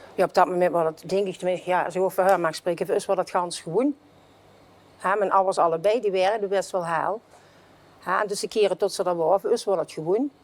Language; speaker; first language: Dutch; native; Dutch